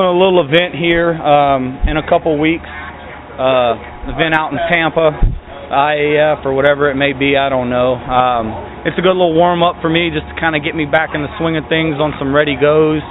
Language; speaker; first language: English; native; English